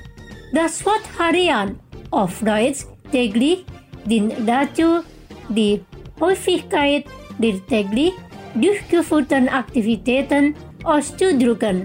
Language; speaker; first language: German; non-native, fluent; Indonesian